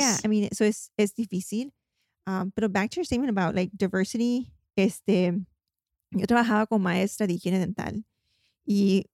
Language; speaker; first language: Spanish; early bilingual, heritage; Spanish